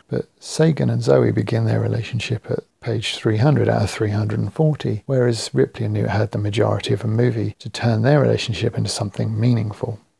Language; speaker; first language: English; native; English